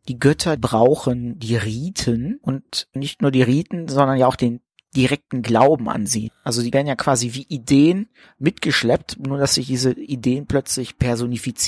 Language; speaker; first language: German; native; German